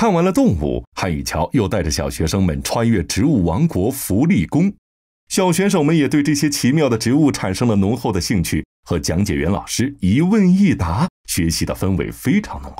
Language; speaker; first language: Chinese; native; Chinese